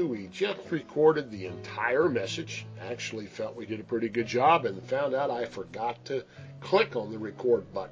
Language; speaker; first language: English; native; English